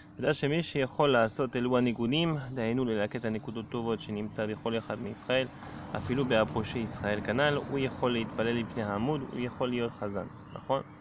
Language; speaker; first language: Hebrew; non-native, fluent; French